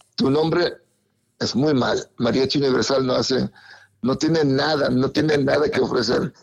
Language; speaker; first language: Spanish; early bilingual, heritage; Spanish